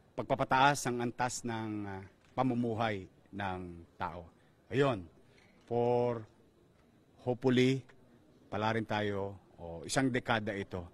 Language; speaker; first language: Filipino; native; Filipino